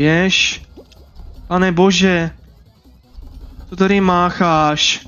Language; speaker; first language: Czech; native; Czech